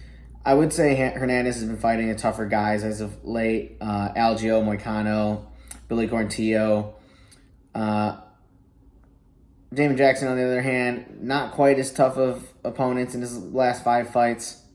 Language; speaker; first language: English; native; English